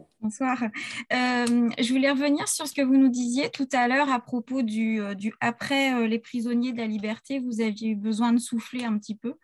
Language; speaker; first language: French; native; French